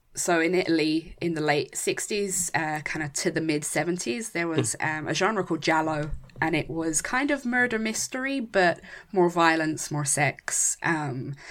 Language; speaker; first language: English; native; English